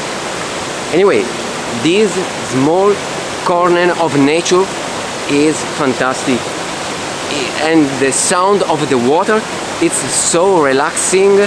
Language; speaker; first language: English; non-native, fluent; Italian